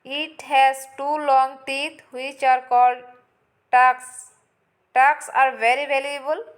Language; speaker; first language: English; non-native, local second language; Assamese